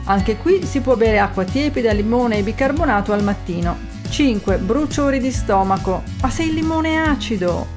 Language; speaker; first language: Italian; native; Italian